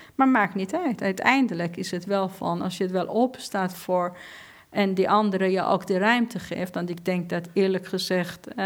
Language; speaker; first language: Dutch; non-native, fluent; Persian